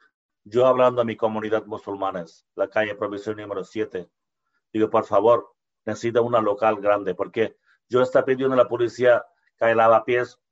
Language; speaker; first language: Spanish; non-native, learner; Bangla